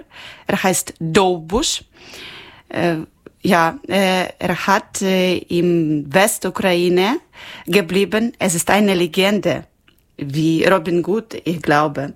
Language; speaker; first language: German; non-native, learner; Ukrainian